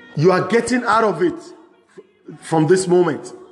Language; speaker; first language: English; non-native, local second language; Yoruba